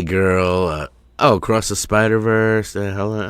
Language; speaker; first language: English; native; English